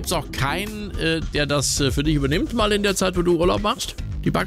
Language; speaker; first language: German; native; German